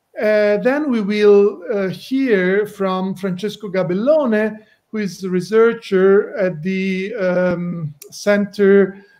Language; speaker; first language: English; non-native, fluent; Italian